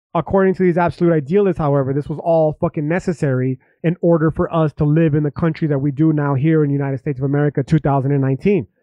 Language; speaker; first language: English; native; English